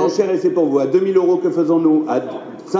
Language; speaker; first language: French; native; French